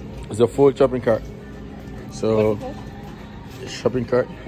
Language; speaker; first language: English; non-native, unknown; Haitian Creole